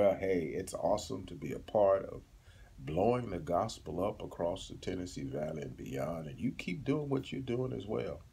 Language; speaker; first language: English; native; English